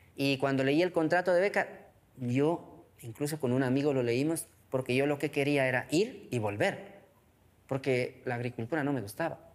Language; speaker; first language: Spanish; non-native, local second language; Quechua